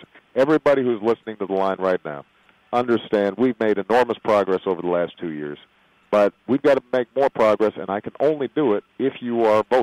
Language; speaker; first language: English; native; English